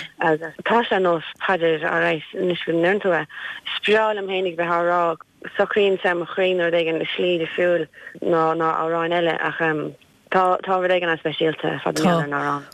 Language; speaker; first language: Irish; native; Irish